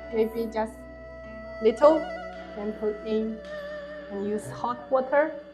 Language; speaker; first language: English; non-native, learner; Chinese